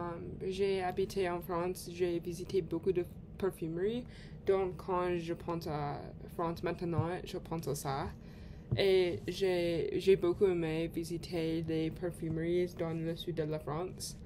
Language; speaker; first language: French; non-native, learner; English